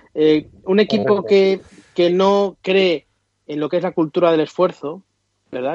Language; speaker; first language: Spanish; native; Spanish